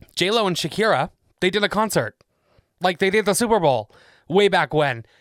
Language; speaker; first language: English; native; English